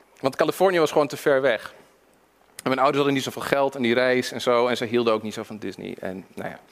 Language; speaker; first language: Dutch; early bilingual, other home language; English